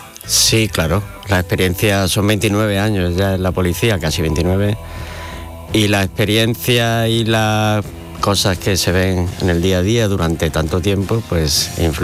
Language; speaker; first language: Spanish; native; Spanish